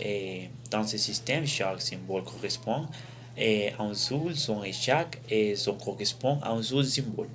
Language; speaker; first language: French; non-native, learner; Spanish